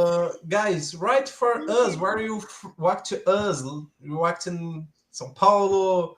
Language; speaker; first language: English; non-native, learner; Portuguese